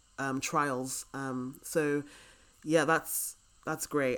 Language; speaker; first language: English; native; English